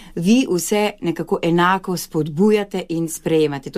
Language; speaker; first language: Slovenian; native; Slovenian